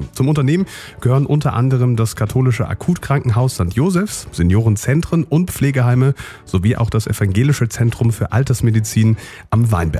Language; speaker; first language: German; native; German